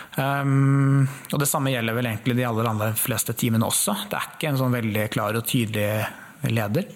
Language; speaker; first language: Norwegian; native; Norwegian